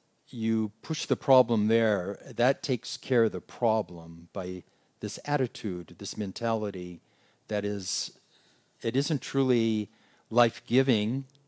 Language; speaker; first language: English; native; English